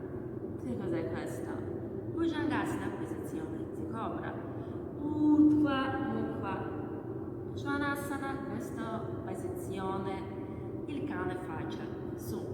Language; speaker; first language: Italian; non-native, learner; Russian